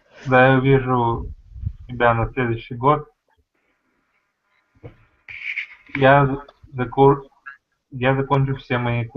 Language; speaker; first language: Russian; non-native, learner; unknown